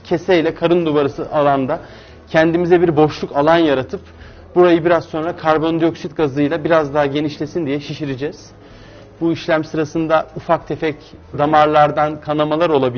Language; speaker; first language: Turkish; native; Turkish